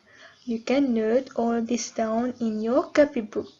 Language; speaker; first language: English; non-native, local second language; Morisyen